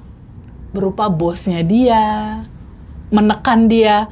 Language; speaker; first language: Indonesian; native; Indonesian